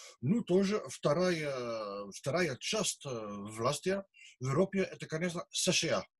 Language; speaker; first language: Russian; non-native, learner; Dutch